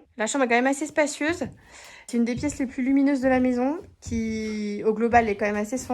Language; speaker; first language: French; native; French